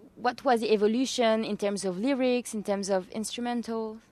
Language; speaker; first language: English; non-native, fluent; French